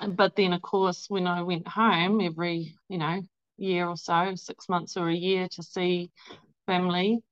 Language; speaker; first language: English; native; English